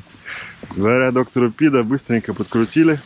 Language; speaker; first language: Russian; native; Russian